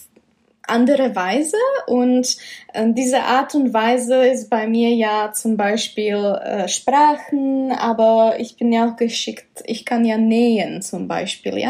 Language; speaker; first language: German; non-native, fluent; Czech